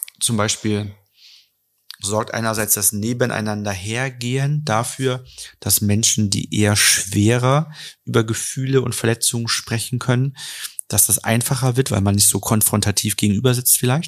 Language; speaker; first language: German; native; German